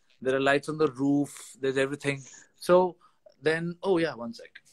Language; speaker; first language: English; native; English